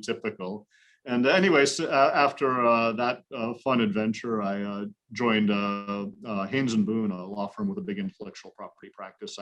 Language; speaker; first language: English; native; English